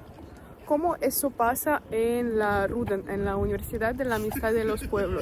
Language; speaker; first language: Spanish; non-native, fluent; Russian